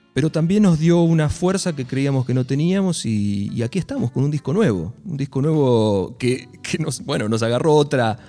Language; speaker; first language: Spanish; native; Spanish